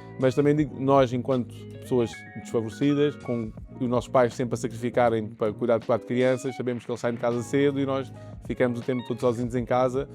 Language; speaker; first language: Portuguese; early bilingual, other home language; Kabuverdianu